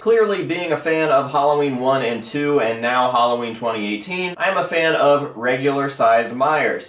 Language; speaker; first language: English; native; English